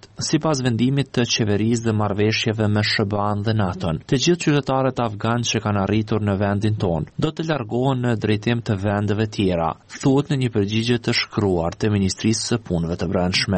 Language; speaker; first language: Albanian; native; Albanian